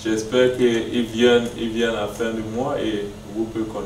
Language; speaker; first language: French; non-native, learner; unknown